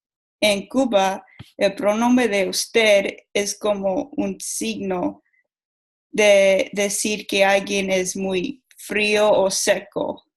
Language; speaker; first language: Spanish; non-native, learner; English